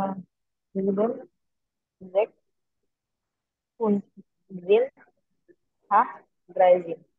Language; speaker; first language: German; non-native, learner; Indonesian